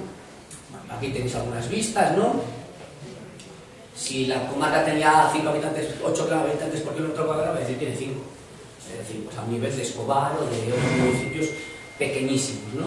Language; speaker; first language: Spanish; native; Spanish